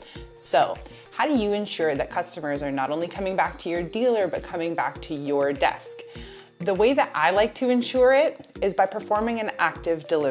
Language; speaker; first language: English; native; English